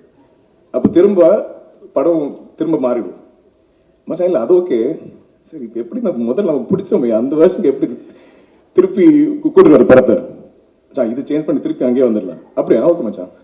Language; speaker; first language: Tamil; non-native, local second language; Malayalam